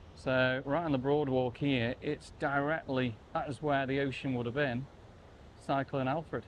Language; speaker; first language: English; native; English